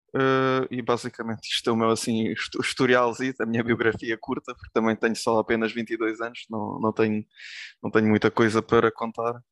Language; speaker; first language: Portuguese; early bilingual, other home language; Ukrainian